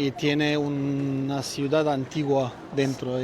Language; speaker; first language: Spanish; non-native, learner; Turkish